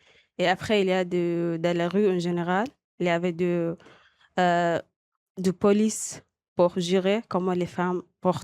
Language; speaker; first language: French; non-native, learner; Arabic